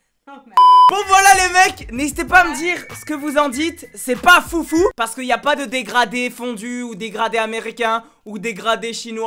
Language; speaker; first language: French; native; French